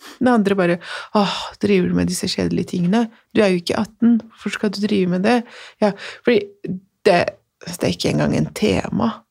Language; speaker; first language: Norwegian; non-native, fluent; Persian